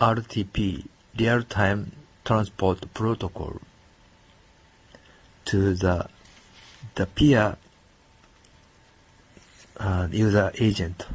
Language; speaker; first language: English; non-native, learner; Japanese